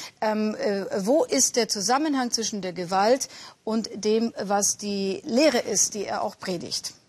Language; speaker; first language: German; native; German